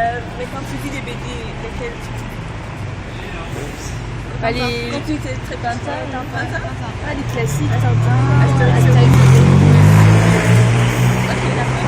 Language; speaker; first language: French; non-native, learner; Dutch